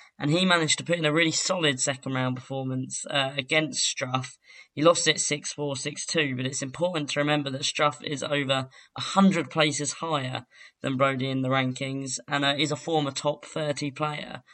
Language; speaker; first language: English; native; English